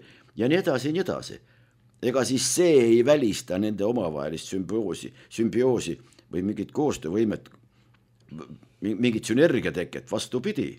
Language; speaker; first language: Estonian; native; Estonian